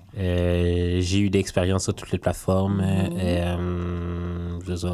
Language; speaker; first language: French; native; French